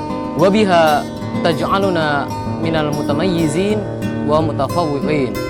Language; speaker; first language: Arabic; non-native, fluent; Indonesian